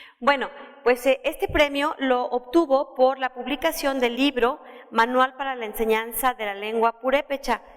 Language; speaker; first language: Spanish; native; Spanish